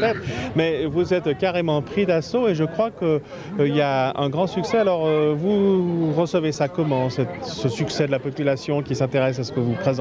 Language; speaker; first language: French; native; French